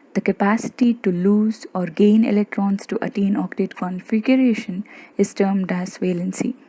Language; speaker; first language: English; non-native, local second language; Kannada